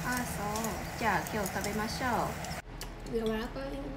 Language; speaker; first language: Japanese; non-native, learner; Vietnamese